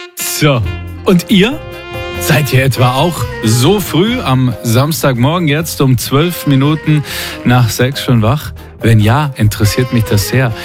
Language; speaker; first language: German; native; German